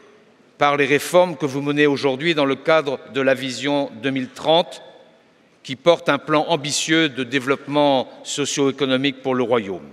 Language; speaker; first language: French; native; French